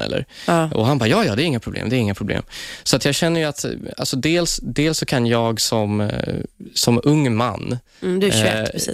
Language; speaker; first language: Swedish; native; Swedish